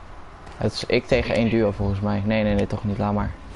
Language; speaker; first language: Dutch; native; Dutch